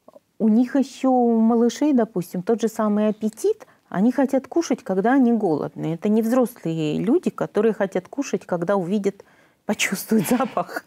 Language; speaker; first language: Russian; native; Russian